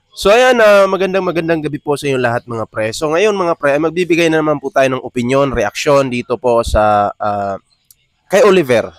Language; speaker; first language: Filipino; native; Filipino